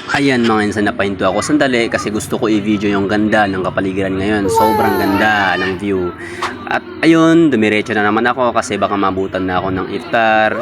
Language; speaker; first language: Filipino; non-native, local second language; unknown